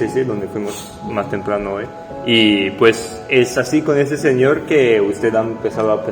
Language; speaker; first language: Spanish; non-native, fluent; French